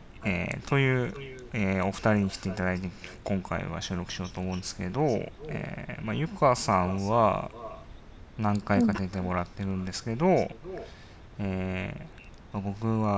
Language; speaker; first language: Japanese; native; Japanese